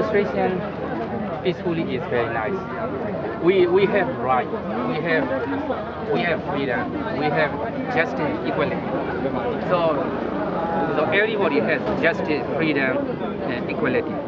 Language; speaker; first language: English; non-native, learner; Burmese